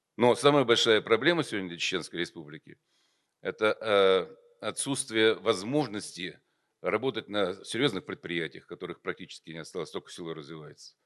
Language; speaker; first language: Russian; native; Russian